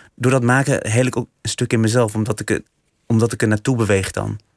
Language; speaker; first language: Dutch; native; Dutch